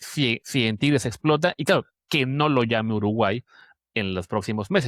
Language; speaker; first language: Spanish; native; Spanish